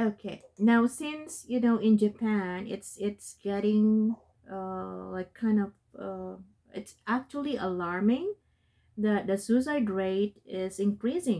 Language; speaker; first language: English; non-native, fluent; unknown